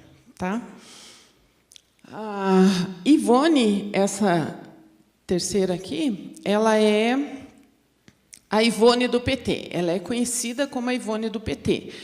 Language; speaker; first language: Portuguese; native; Portuguese